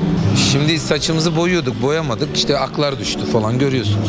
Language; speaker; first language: Turkish; native; Turkish